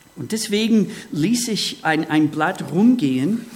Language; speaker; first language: German; non-native, fluent; English